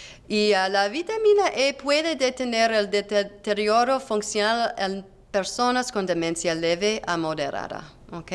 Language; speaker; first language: Spanish; non-native, learner; English